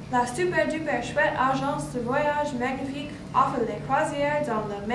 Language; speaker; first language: French; non-native, learner; English